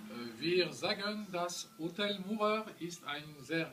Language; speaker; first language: German; non-native, learner; French